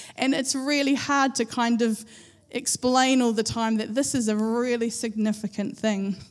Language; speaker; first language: English; native; English